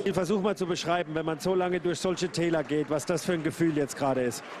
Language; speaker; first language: German; native; German